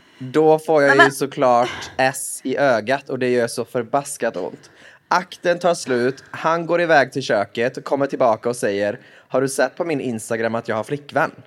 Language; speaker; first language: Swedish; native; Swedish